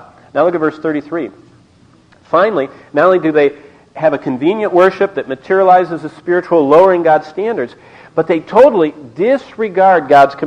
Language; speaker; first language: English; native; English